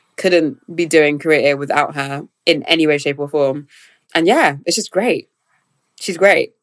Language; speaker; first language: English; native; English